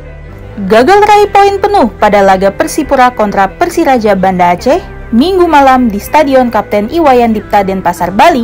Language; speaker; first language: Indonesian; native; Indonesian